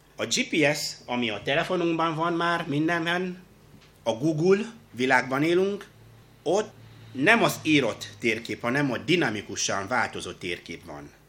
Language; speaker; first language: Hungarian; non-native, fluent; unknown